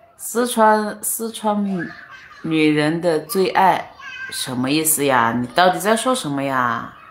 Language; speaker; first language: Chinese; native; Chinese